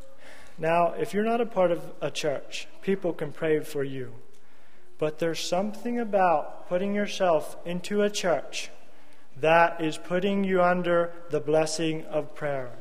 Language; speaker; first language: English; native; English